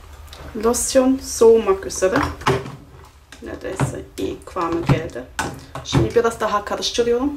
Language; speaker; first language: Turkish; non-native, fluent; German